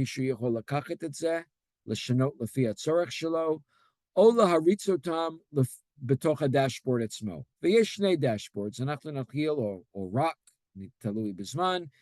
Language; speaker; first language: Hebrew; non-native, fluent; English